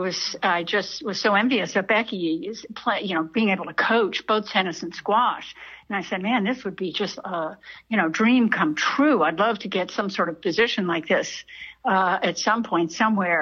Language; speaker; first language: English; native; English